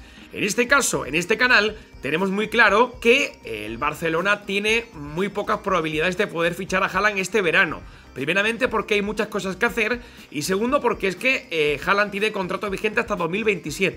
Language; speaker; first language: Spanish; native; Spanish